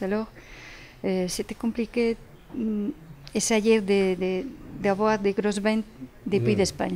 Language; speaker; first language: French; non-native, fluent; Spanish